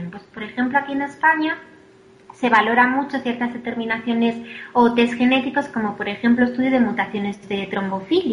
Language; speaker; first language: Spanish; native; Spanish